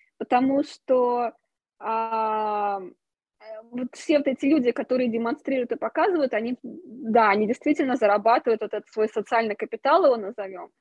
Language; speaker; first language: Russian; native; Russian